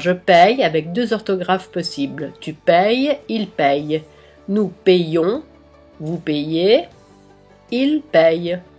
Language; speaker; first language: French; non-native, fluent; Italian